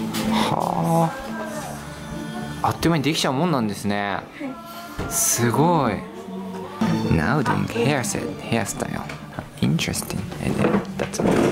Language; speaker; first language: Japanese; native; Japanese